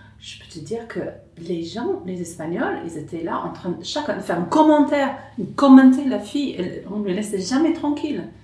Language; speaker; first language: French; non-native, fluent; English